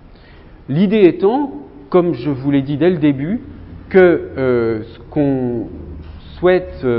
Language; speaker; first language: French; native; French